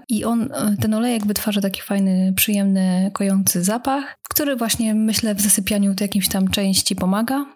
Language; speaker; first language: Polish; native; Polish